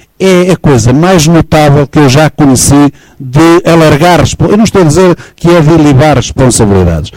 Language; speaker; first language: Portuguese; native; Portuguese